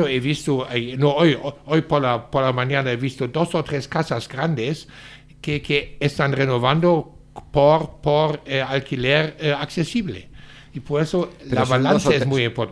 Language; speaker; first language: Spanish; non-native, fluent; German